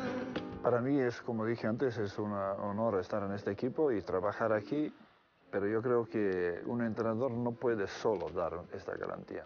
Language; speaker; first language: Spanish; non-native, fluent; Serbian